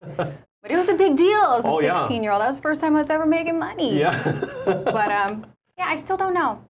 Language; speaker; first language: English; native; English